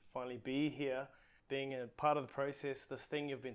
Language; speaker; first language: English; non-native, local second language; Māori